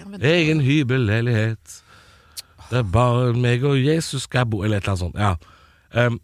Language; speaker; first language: Norwegian; native; Norwegian